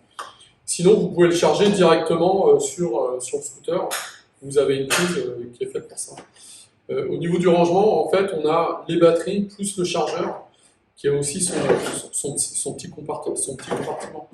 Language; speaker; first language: French; native; French